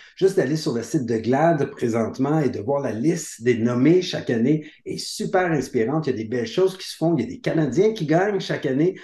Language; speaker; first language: French; native; French